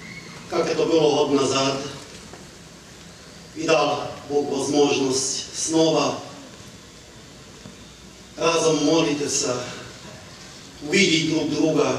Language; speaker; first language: Ukrainian; non-native, local second language; Hungarian